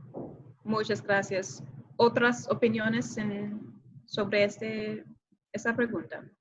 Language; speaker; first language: Spanish; non-native, fluent; English